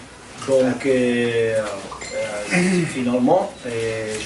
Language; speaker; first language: French; non-native, fluent; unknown